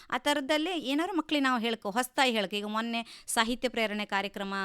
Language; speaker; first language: Kannada; native; Kannada